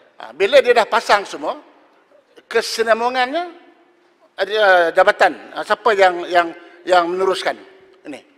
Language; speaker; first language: Malay; native; Malay